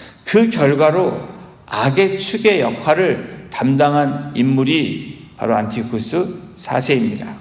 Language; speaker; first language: Korean; native; Korean